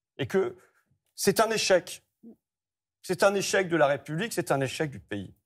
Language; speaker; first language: French; native; French